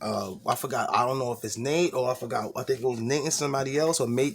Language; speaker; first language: English; native; English